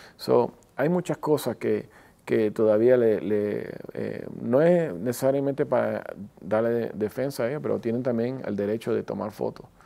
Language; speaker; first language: Spanish; early bilingual, heritage; Spanish